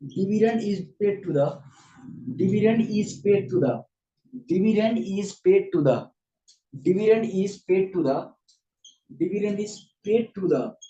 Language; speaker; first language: English; non-native, local second language; Nepali